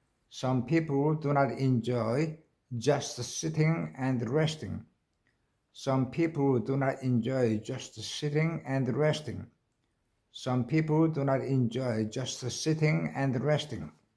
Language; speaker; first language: English; non-native, learner; Korean